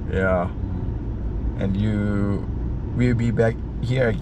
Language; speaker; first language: English; non-native, fluent; Thai